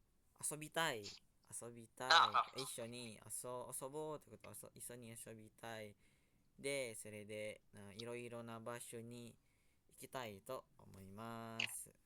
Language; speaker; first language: Japanese; non-native, learner; Indonesian